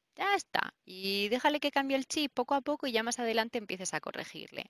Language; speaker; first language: Spanish; native; Spanish